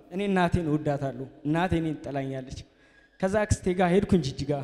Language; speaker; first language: Amharic; native; Amharic